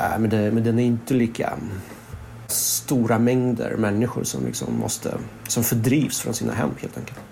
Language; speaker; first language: Swedish; early bilingual, other home language; Russian